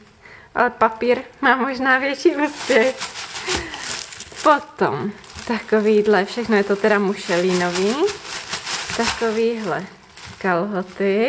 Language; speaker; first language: Czech; native; Czech